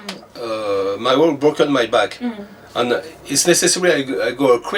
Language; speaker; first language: English; non-native, learner; French